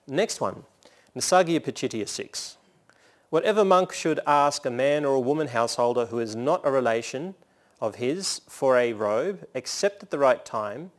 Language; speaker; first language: English; native; English